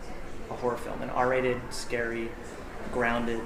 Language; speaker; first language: English; native; English